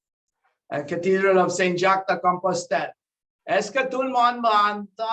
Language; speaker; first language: French; non-native, local second language; English